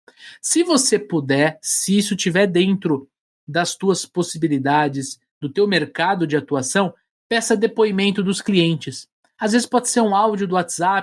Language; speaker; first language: Portuguese; native; Portuguese